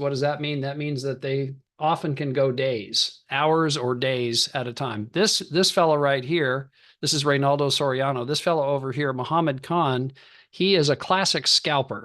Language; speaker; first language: English; native; English